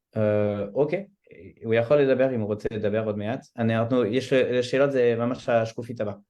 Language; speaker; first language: Hebrew; non-native, fluent; French